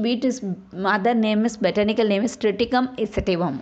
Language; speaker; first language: English; non-native, local second language; Tamil